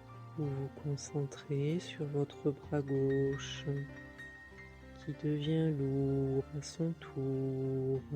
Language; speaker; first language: French; native; French